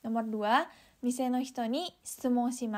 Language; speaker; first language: Japanese; non-native, fluent; Indonesian